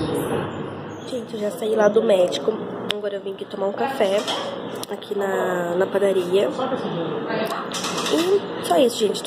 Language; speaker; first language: Portuguese; native; Portuguese